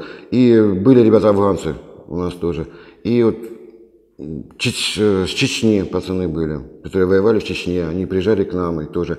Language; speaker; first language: Russian; native; Russian